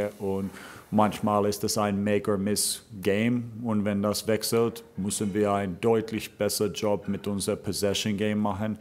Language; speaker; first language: German; non-native, fluent; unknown